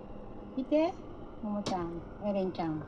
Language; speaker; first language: Japanese; non-native, fluent; Filipino